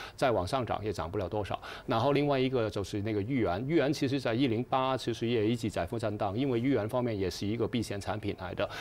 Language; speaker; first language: Chinese; non-native, fluent; Cantonese